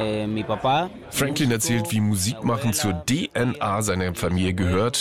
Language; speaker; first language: German; native; German